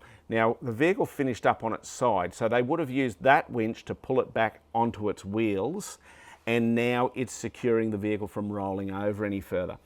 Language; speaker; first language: English; native; English